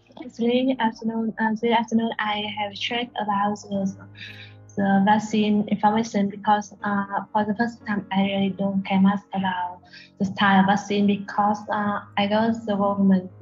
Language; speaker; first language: English; non-native, learner; Vietnamese